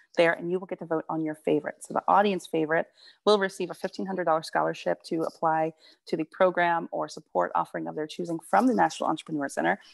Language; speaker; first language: English; native; English